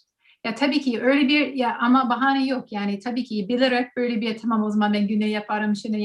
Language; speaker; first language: Turkish; non-native, learner; English